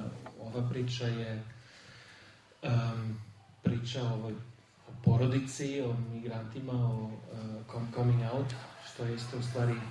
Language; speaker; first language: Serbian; early bilingual, heritage; Serbian